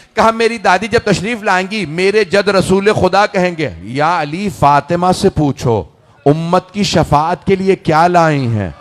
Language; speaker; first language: Urdu; early bilingual, heritage; Urdu